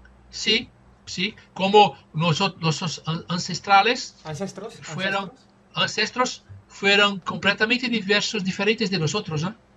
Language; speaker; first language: Spanish; non-native, fluent; Portuguese